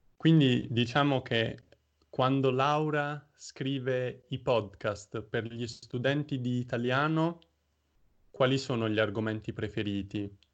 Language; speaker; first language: Italian; native; Italian